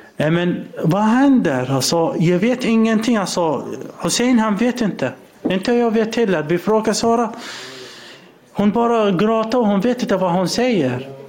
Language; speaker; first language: Swedish; non-native, learner; Arabic